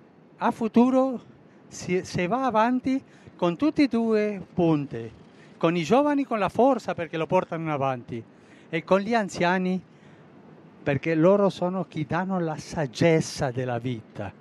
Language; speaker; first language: Italian; non-native, fluent; Spanish